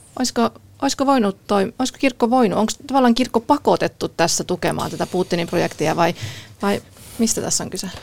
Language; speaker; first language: Finnish; native; Finnish